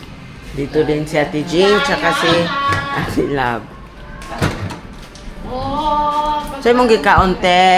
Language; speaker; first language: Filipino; non-native, local second language; Cebuano